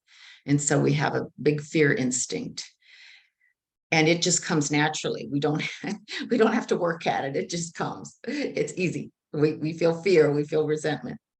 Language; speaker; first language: English; native; English